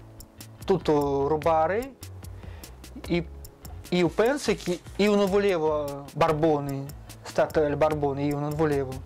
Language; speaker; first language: Italian; non-native, learner; Russian